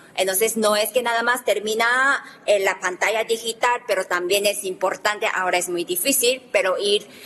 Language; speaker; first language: Spanish; non-native, fluent; Japanese